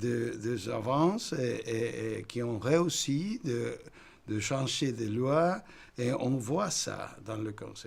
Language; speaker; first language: French; non-native, fluent; Spanish